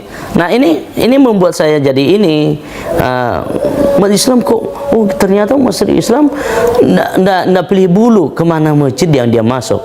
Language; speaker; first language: Indonesian; non-native, local second language; Nias